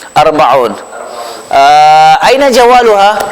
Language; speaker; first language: Arabic; non-native, fluent; Urdu